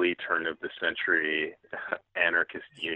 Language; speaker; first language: English; native; English